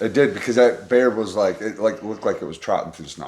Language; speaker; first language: English; native; English